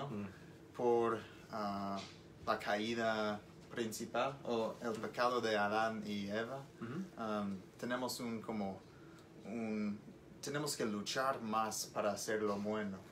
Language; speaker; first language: Spanish; non-native, learner; English